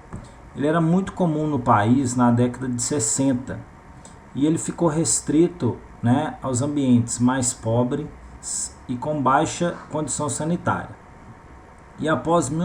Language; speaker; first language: Portuguese; native; Portuguese